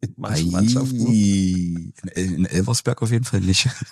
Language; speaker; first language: German; native; German